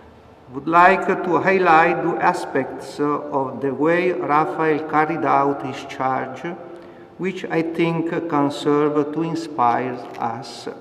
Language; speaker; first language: English; non-native, fluent; Italian